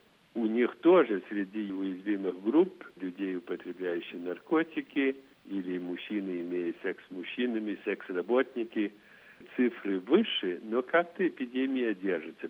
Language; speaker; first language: Russian; non-native, fluent; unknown